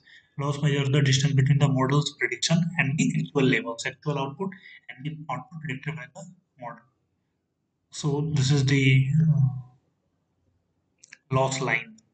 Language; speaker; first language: English; non-native, fluent; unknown